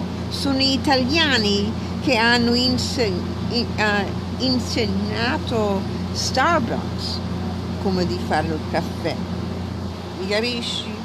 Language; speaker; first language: Italian; early bilingual, heritage; Italian